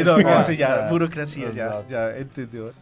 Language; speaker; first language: Portuguese; non-native, fluent; Spanish